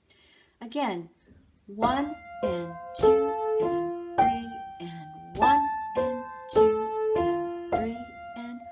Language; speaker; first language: English; native; English